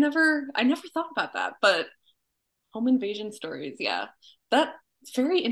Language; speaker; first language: English; native; English